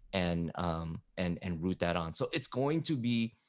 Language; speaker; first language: English; native; English